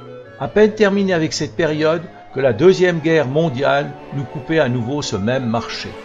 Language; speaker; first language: French; native; French